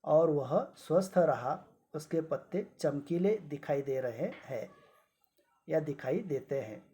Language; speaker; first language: Hindi; non-native, local second language; Marathi